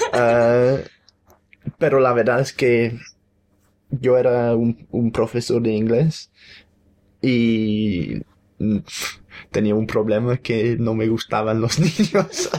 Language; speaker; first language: Spanish; non-native, fluent; English